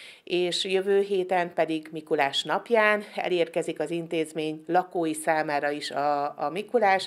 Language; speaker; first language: Hungarian; native; Hungarian